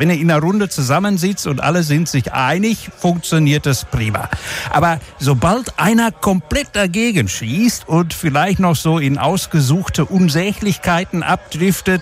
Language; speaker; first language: German; native; German